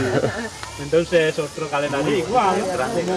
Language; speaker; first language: Spanish; non-native, learner; Balinese